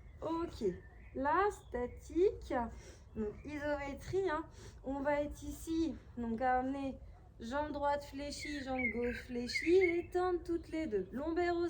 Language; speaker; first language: French; native; French